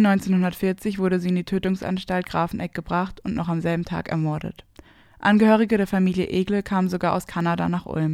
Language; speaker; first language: German; native; German